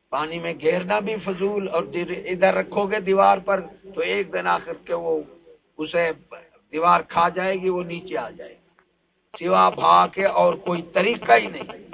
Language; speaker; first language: Urdu; non-native, local second language; Punjabi